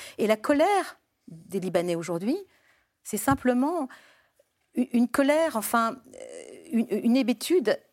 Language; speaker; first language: French; early bilingual, other home language; Arabic